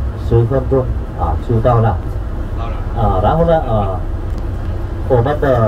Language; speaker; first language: Chinese; non-native, fluent; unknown